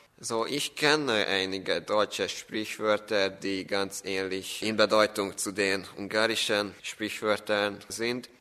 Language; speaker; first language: German; non-native, fluent; Hungarian